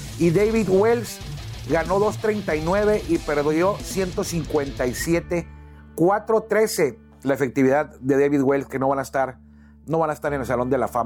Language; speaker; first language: Spanish; native; Spanish